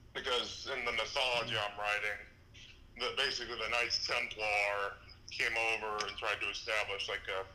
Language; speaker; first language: English; native; English